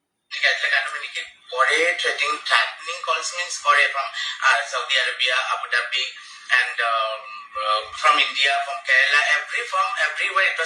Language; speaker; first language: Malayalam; non-native, fluent; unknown